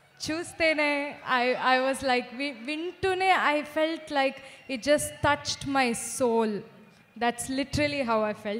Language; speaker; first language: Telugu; non-native, fluent; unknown